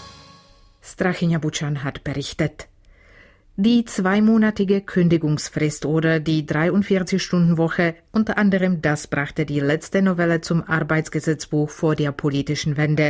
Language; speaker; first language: German; non-native, fluent; Czech